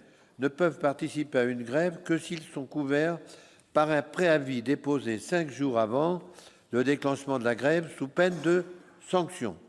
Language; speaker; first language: French; native; French